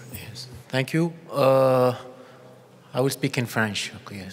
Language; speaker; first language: English; non-native, fluent; Arabic